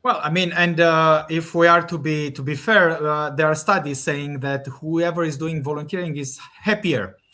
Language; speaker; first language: English; non-native, fluent; Romanian